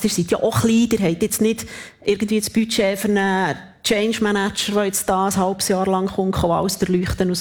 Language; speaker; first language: German; native; German